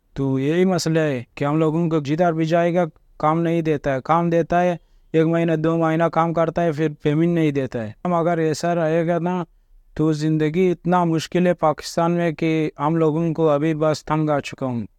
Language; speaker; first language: Urdu; non-native, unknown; Persian